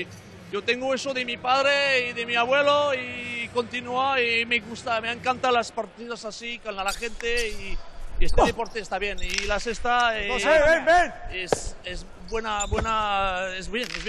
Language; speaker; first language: Spanish; non-native, learner; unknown